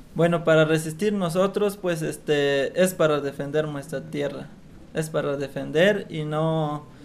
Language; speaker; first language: Spanish; non-native, local second language; Tzeltal